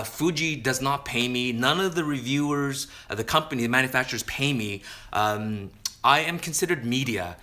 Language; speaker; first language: English; native; English